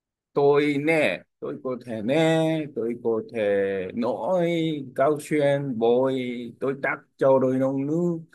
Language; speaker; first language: Vietnamese; non-native, learner; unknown